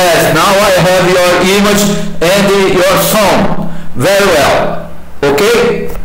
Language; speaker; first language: English; non-native, learner; Portuguese